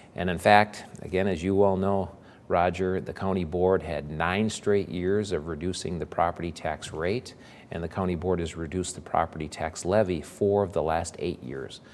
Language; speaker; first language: English; native; English